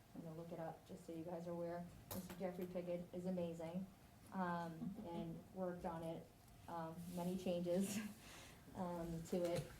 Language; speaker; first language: English; native; English